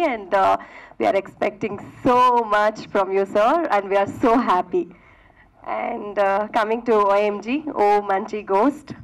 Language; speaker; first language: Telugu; non-native, fluent; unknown